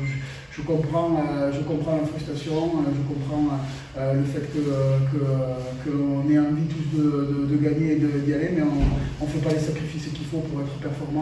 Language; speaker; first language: French; native; French